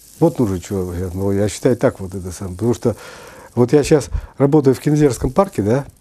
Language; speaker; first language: Russian; native; Russian